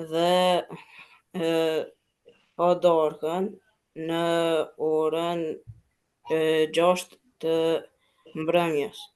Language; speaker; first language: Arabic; non-native, learner; Albanian